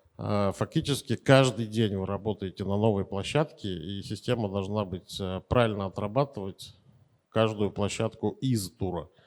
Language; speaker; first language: Russian; native; Russian